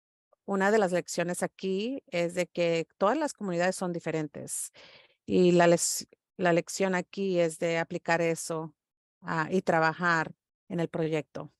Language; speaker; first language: Spanish; early bilingual, heritage; English